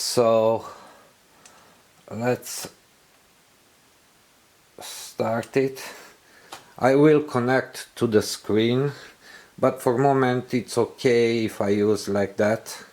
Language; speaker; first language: English; non-native, learner; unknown